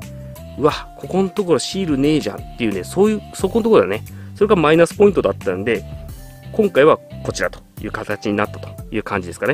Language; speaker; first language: Japanese; native; Japanese